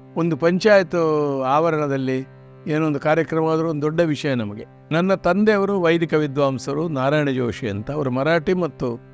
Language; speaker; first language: Kannada; non-native, local second language; Marathi